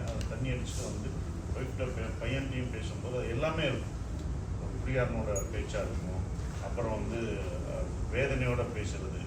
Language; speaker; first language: Tamil; native; Tamil